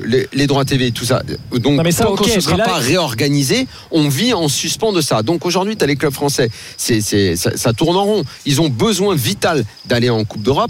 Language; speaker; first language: French; native; French